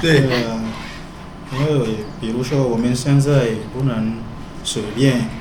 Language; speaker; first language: Chinese; non-native, fluent; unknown